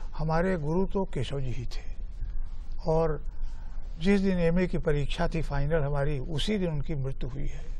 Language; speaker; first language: Hindi; native; Hindi